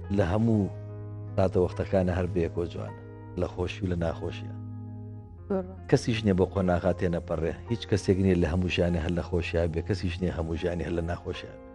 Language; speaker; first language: Central Kurdish; native; Central Kurdish